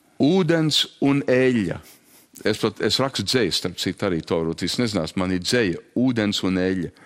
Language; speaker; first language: Latvian; early bilingual, heritage; Latvian